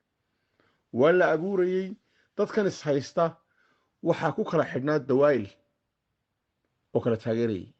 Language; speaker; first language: Somali; native; Somali